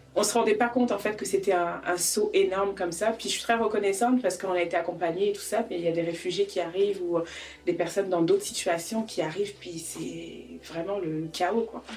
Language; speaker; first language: French; native; French